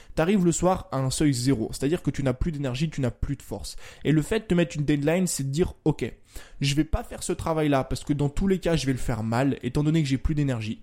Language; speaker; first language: French; native; French